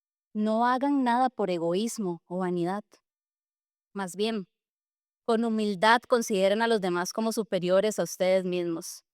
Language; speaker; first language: Spanish; native; Spanish